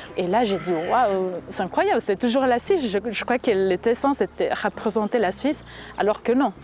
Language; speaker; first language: French; non-native, local second language; Italian